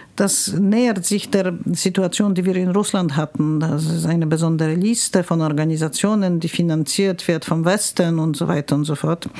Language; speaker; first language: German; non-native, fluent; Polish